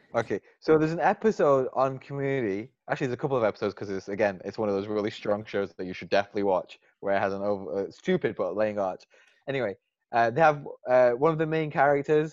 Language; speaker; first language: English; native; English